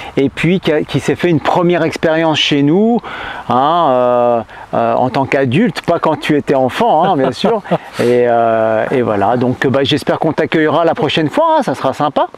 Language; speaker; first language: French; native; French